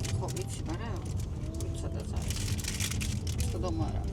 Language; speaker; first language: Georgian; native; Georgian